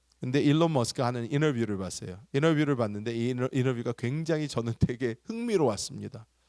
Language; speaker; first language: Korean; early bilingual, heritage; Korean